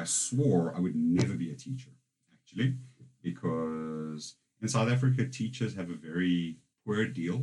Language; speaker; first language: English; native; English